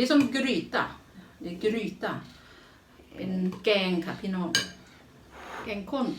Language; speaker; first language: Swedish; non-native, learner; Thai